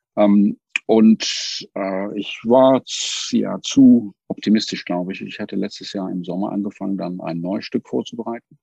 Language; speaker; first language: German; non-native, fluent; English